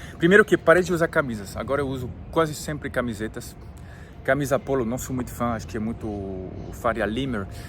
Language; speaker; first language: Portuguese; non-native, fluent; French